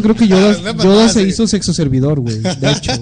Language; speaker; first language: Spanish; native; Spanish